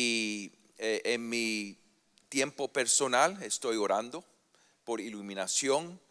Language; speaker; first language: Spanish; early bilingual, heritage; Spanish